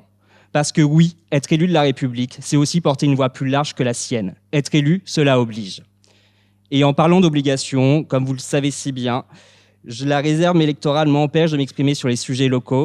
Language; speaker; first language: French; native; French